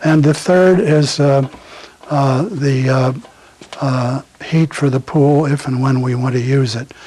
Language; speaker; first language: English; native; English